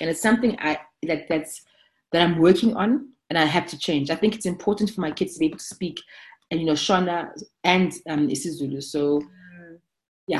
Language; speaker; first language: English; non-native, local second language; Zulu